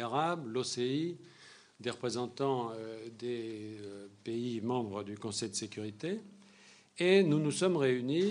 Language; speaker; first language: French; native; French